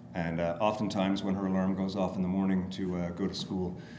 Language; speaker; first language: English; native; English